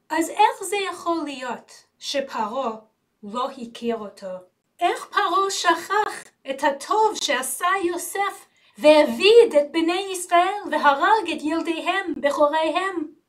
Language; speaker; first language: Hebrew; non-native, learner; English